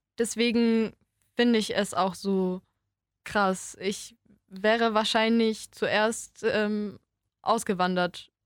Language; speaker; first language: German; early bilingual, other home language; Polish